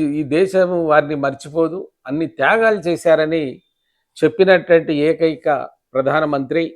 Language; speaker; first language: Telugu; non-native, local second language; Lambadi